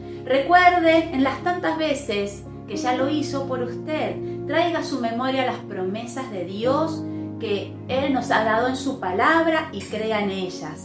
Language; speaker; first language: Spanish; native; Spanish